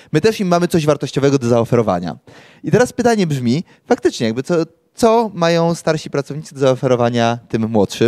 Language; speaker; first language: Polish; native; Polish